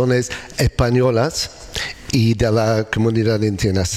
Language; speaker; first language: Spanish; non-native, learner; English